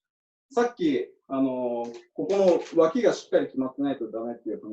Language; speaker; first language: Japanese; native; Japanese